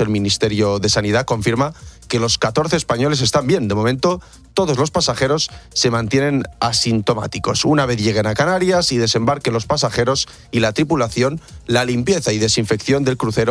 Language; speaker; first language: Spanish; native; Spanish